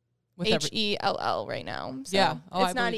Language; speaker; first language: English; native; English